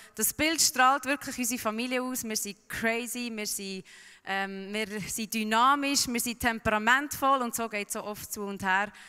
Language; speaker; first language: German; early bilingual, heritage; Swiss German